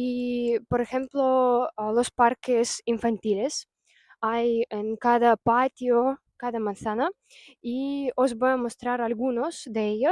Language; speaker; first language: Spanish; non-native, fluent; Russian